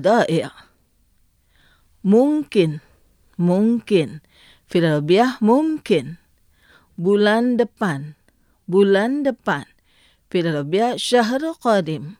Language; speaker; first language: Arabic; non-native, fluent; Indonesian